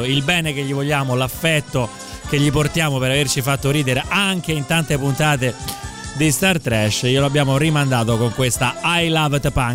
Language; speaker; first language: Italian; native; Italian